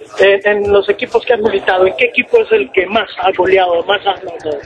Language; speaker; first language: Spanish; native; Spanish